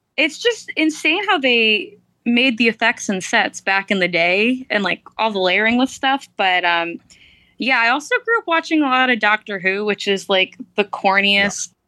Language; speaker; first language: English; early bilingual, other home language; Romanian